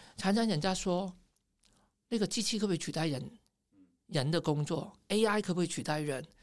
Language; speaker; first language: Chinese; non-native, local second language; Cantonese